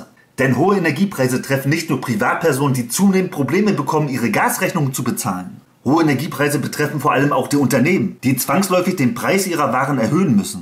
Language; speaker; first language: German; native; German